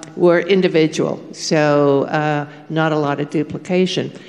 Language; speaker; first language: English; native; English